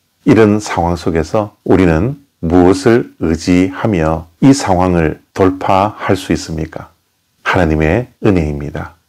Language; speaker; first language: Korean; native; Korean